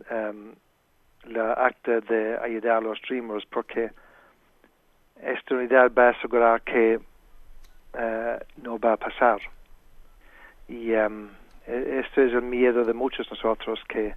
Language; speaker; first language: Spanish; non-native, fluent; English